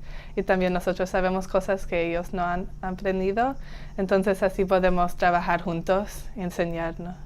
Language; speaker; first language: Spanish; early bilingual, heritage; Spanish